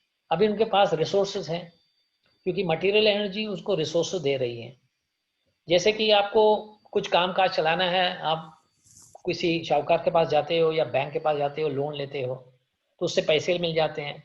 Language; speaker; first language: Hindi; native; Hindi